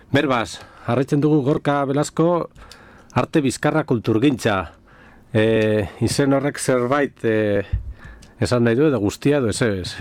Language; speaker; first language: Basque; native; Basque